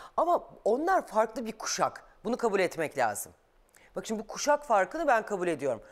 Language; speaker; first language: Turkish; native; Turkish